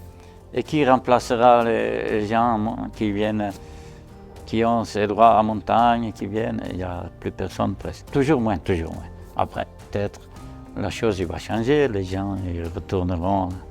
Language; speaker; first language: French; non-native, local second language; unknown